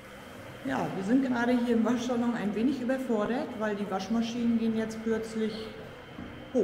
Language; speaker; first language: German; native; German